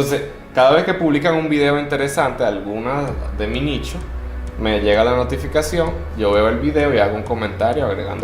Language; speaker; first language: Spanish; native; Spanish